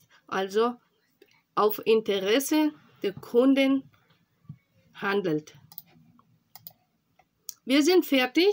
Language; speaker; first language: German; non-native, fluent; Russian